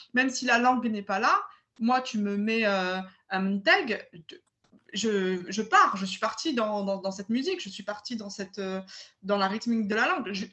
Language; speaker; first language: French; early bilingual, other home language; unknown